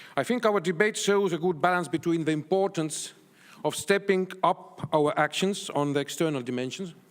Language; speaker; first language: English; non-native, fluent; Estonian